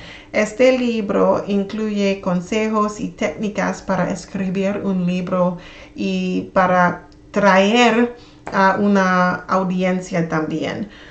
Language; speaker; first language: Spanish; non-native, learner; English